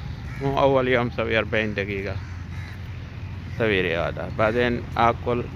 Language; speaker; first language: Arabic; non-native, learner; Urdu